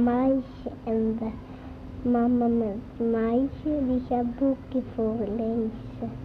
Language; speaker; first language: Dutch; early bilingual, other home language; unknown